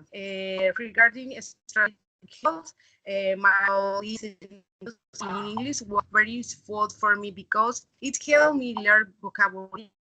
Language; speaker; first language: English; non-native, learner; Spanish